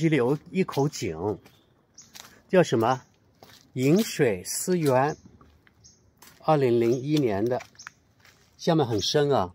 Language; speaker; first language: Chinese; native; Chinese